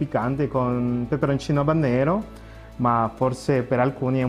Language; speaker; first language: Italian; non-native, learner; Spanish